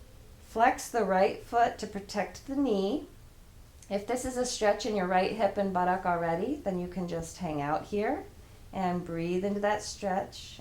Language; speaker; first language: English; native; English